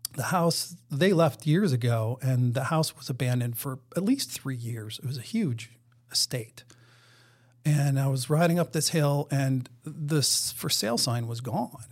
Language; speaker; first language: English; native; English